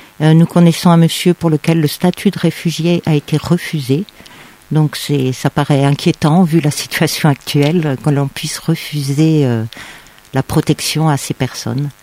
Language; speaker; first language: French; native; French